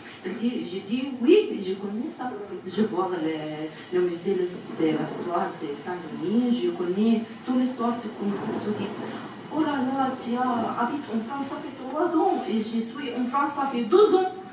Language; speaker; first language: French; non-native, learner; Arabic